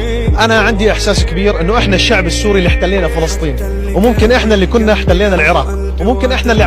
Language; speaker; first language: Arabic; native; Arabic